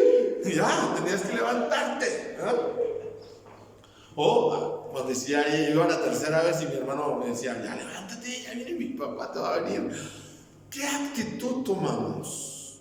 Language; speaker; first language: Spanish; native; Spanish